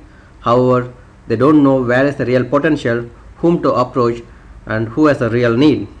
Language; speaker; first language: English; non-native, local second language; Tamil